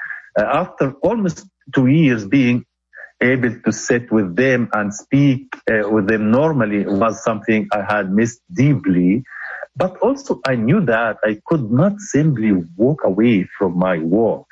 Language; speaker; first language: English; non-native, local second language; Arabic